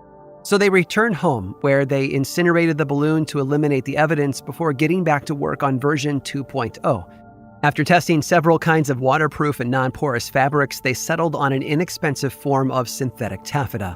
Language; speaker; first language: English; native; English